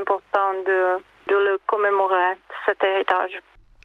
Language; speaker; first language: French; non-native, fluent; Czech